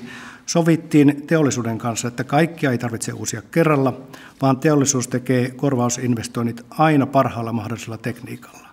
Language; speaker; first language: Finnish; native; Finnish